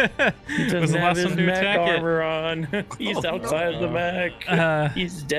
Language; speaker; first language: English; native; English